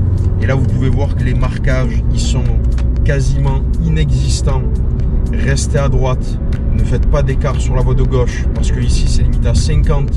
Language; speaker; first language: French; native; French